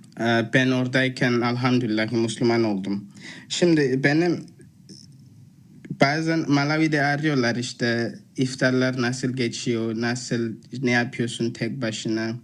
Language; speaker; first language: Turkish; non-native, fluent; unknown